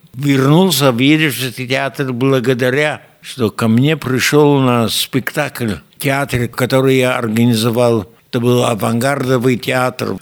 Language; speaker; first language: Russian; non-native, fluent; Yiddish